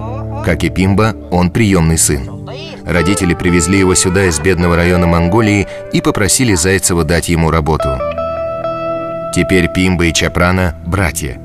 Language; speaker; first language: Russian; native; Russian